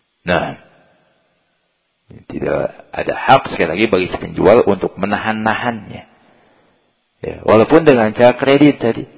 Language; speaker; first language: Indonesian; native; Indonesian